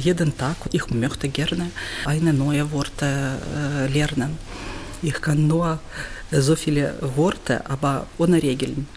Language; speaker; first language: German; non-native, learner; Ukrainian